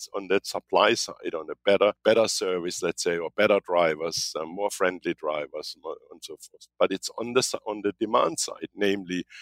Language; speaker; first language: English; non-native, fluent; German